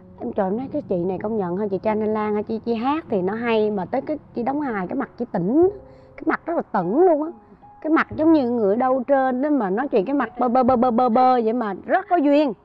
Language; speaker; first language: Vietnamese; native; Vietnamese